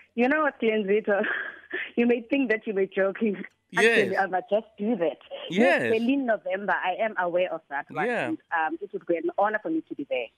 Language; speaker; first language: English; non-native, local second language; Xhosa